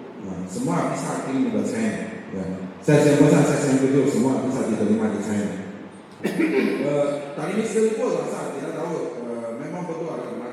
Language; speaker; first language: Indonesian; non-native, learner; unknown